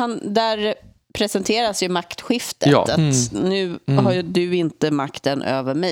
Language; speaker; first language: Swedish; native; Swedish